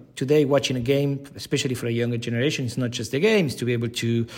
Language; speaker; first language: English; non-native, fluent; Spanish